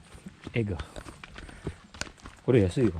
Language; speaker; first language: Japanese; non-native, learner; Filipino